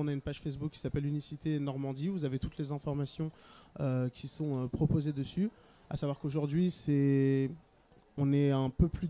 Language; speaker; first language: French; native; French